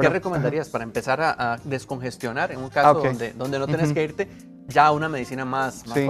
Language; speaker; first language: Spanish; native; Spanish